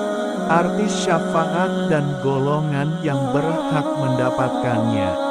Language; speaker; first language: Indonesian; native; Indonesian